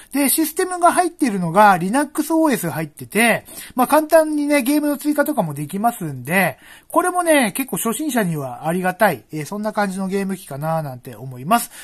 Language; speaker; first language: Japanese; native; Japanese